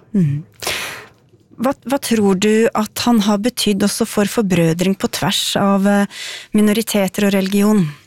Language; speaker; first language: Norwegian; native; Norwegian